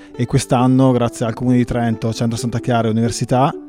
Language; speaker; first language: Italian; native; Italian